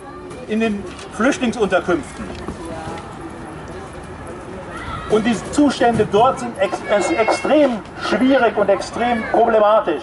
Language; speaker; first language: German; native; German